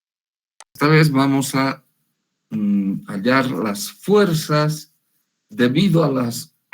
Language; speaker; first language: Spanish; native; Spanish